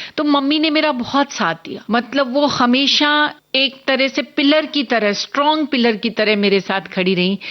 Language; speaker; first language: Hindi; non-native, local second language; Punjabi